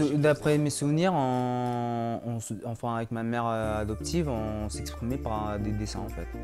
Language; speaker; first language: French; early bilingual, other home language; Latvian